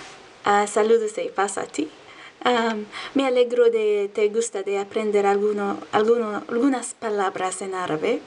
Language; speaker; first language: Spanish; non-native, learner; Arabic